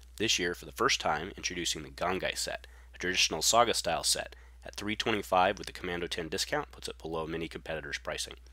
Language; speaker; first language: English; native; English